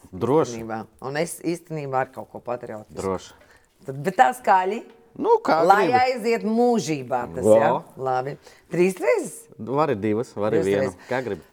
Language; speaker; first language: Latvian; non-native, local second language; Russian